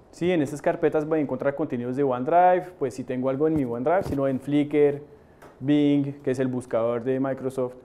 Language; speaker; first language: Spanish; non-native, fluent; French